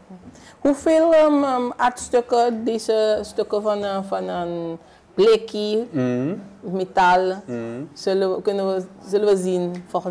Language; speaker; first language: Dutch; non-native, local second language; Papiamento